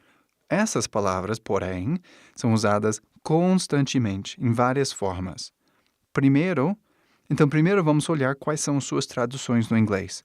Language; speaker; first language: Portuguese; non-native, fluent; English